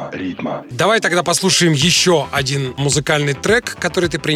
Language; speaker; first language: Russian; native; Russian